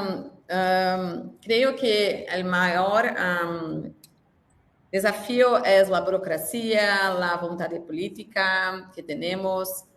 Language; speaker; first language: Spanish; non-native, learner; Portuguese